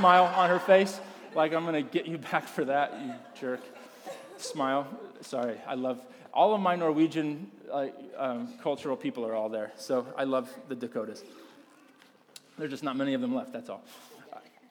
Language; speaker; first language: English; native; English